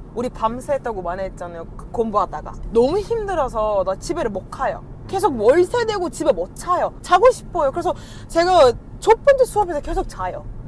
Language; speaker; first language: Korean; non-native, fluent; Turkish